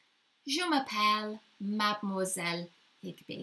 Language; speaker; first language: French; non-native, learner; English